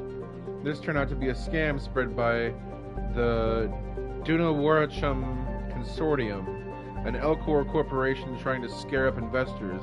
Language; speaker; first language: English; native; English